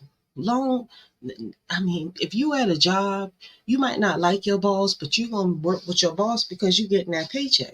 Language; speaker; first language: English; native; English